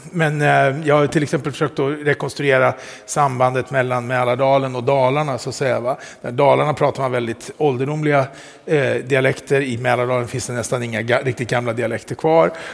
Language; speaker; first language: Swedish; native; Swedish